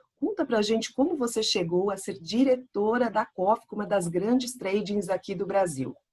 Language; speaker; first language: Portuguese; native; Portuguese